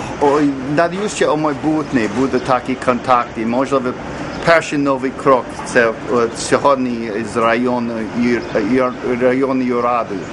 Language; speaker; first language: Ukrainian; non-native, learner; English